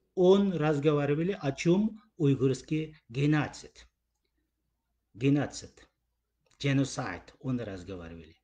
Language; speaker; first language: Russian; non-native, learner; Uyghur